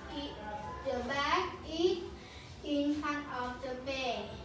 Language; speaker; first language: English; non-native, learner; Vietnamese